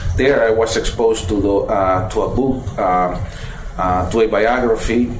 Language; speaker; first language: English; non-native, fluent; Spanish